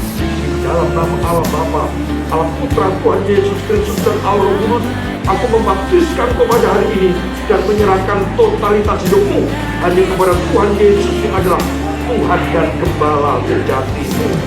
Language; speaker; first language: Indonesian; native; Indonesian